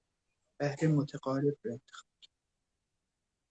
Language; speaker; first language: Persian; native; Persian